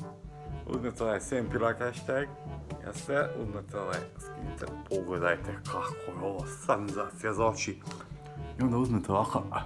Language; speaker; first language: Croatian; non-native, local second language; Hungarian